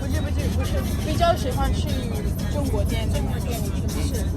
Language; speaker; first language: Chinese; non-native, fluent; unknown